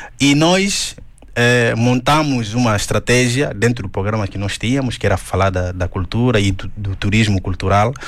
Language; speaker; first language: Portuguese; native; Portuguese